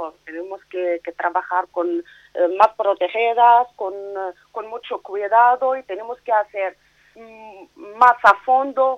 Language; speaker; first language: Spanish; non-native, learner; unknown